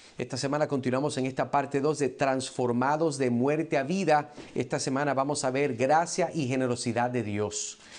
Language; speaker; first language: Spanish; early bilingual, heritage; Spanish